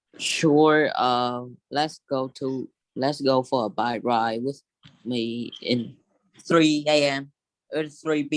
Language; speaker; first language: English; non-native, learner; Vietnamese